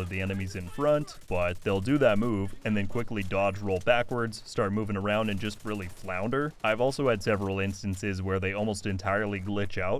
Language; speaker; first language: English; native; English